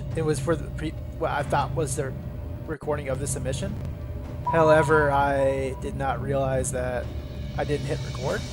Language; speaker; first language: English; native; English